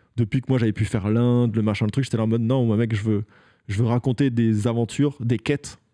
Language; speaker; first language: French; native; French